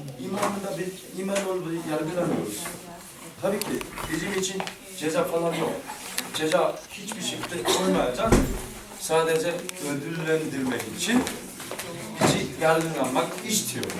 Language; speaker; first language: Turkish; non-native, learner; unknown